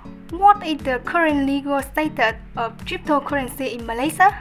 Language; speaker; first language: English; non-native, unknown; Vietnamese